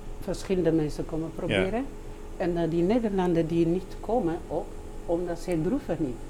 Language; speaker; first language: Dutch; non-native, learner; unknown